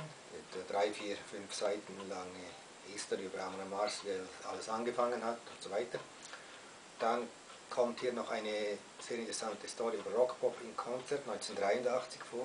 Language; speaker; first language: German; native; German